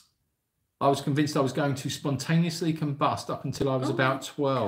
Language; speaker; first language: English; native; English